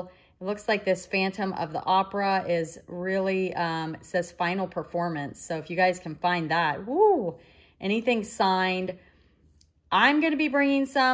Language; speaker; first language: English; native; English